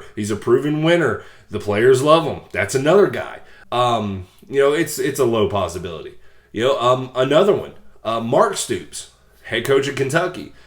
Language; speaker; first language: English; native; English